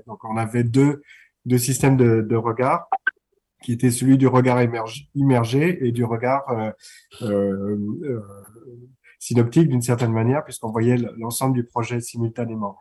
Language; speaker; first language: French; native; French